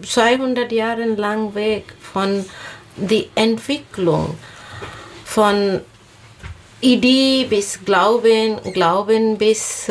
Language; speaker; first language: German; non-native, learner; Bangla